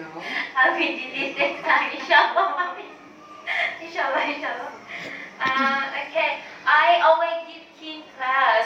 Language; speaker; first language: English; non-native, learner; Thai